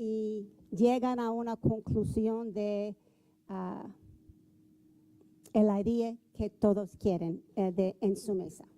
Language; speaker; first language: Spanish; non-native, fluent; English